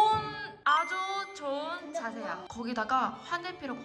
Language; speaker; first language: Korean; native; Korean